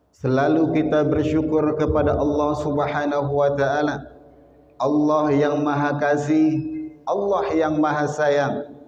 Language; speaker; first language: Malay; non-native, local second language; Minangkabau